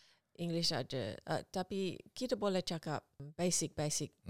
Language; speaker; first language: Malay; non-native, learner; English